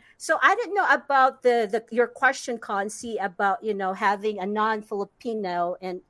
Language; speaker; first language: English; non-native, local second language; Cebuano